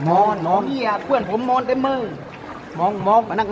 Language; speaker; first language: Thai; native; Thai